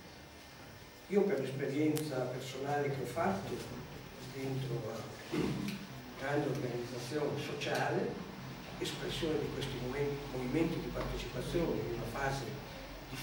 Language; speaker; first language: Italian; native; Italian